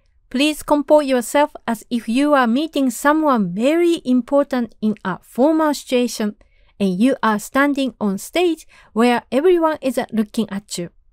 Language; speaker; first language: English; non-native, fluent; Japanese